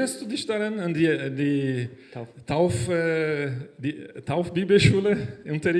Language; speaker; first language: German; non-native, fluent; Portuguese